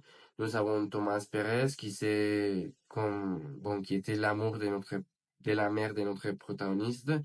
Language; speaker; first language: French; non-native, learner; Spanish